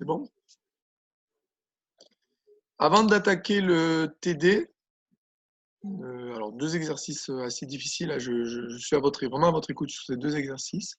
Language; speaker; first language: French; native; French